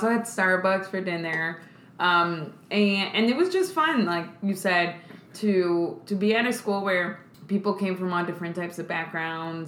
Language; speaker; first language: English; early bilingual, other home language; Spanish